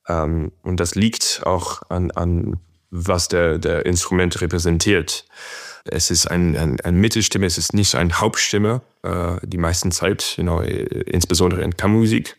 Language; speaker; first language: German; non-native, fluent; French